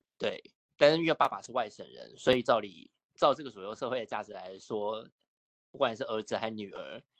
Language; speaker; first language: Chinese; native; Chinese